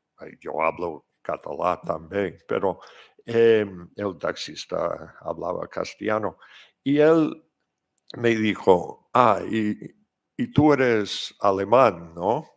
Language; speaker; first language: Spanish; non-native, fluent; English